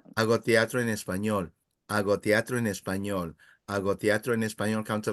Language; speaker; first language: Spanish; non-native, fluent; English